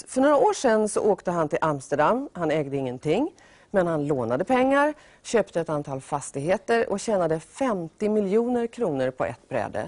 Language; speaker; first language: Swedish; native; Swedish